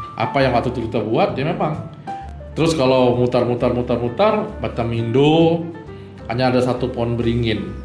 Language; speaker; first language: Indonesian; native; Indonesian